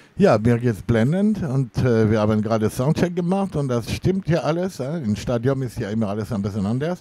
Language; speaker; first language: German; non-native, fluent; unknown